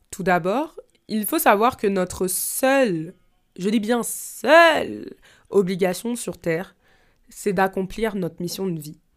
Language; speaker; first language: French; native; French